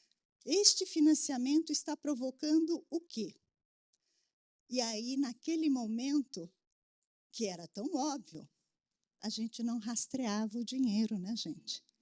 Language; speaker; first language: Portuguese; native; Portuguese